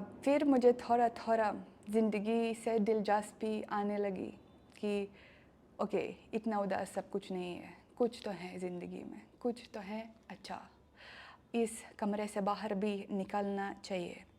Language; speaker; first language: Hindi; non-native, learner; Russian